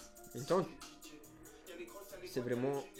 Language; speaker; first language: French; non-native, fluent; Italian